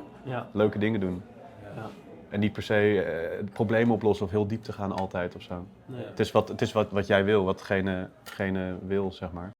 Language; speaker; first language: Dutch; native; Dutch